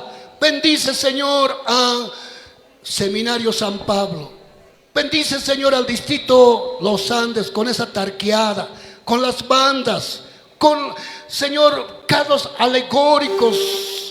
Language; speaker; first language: Spanish; native; Spanish